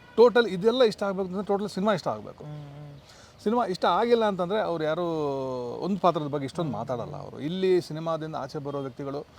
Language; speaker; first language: Kannada; non-native, local second language; Tulu